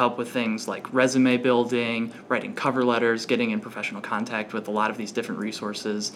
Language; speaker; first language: English; native; English